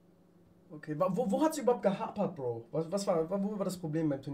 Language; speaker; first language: German; native; German